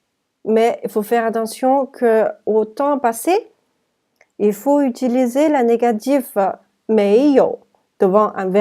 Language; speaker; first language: French; non-native, fluent; Chinese